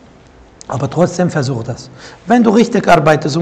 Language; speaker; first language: German; non-native, fluent; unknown